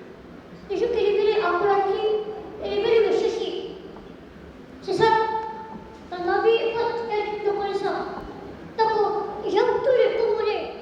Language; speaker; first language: French; non-native, learner; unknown